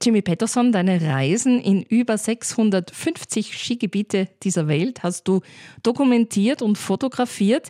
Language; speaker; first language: German; native; German